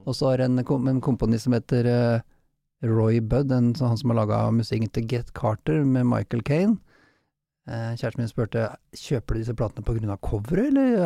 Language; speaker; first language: Norwegian; native; Norwegian